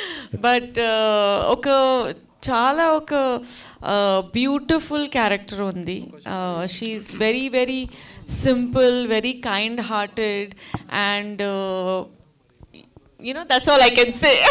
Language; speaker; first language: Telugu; non-native, learner; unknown